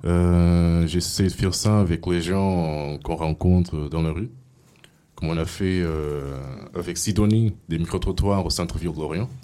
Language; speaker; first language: French; non-native, fluent; Portuguese